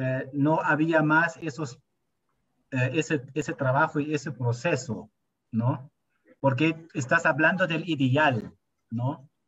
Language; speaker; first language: Spanish; non-native, fluent; German